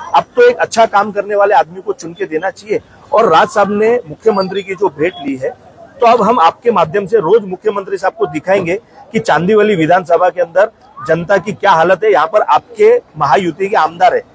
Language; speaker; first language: Hindi; non-native, local second language; Marathi